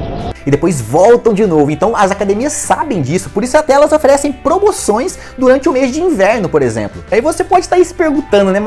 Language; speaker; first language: Portuguese; native; Portuguese